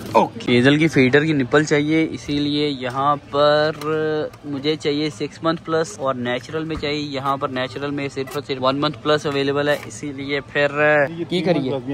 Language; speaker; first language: Urdu; non-native, local second language; Punjabi